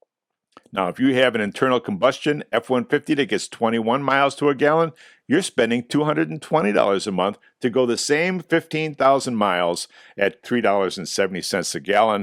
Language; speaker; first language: English; native; English